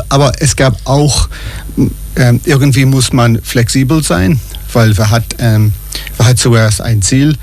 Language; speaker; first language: German; non-native, fluent; English